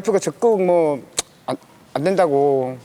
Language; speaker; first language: Korean; native; Korean